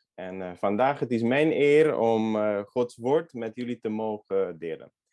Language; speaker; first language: Dutch; non-native, fluent; Hungarian